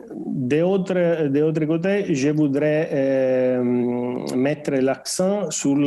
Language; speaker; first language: French; non-native, learner; Portuguese